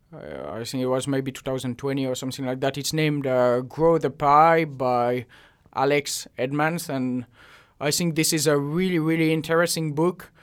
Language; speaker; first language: English; non-native, fluent; French